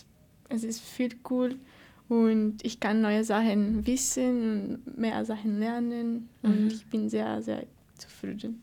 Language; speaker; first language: German; non-native, learner; Portuguese